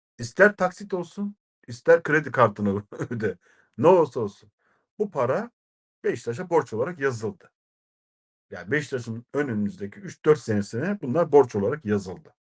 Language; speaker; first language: Turkish; native; Turkish